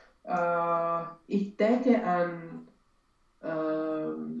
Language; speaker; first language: German; non-native, learner; Romanian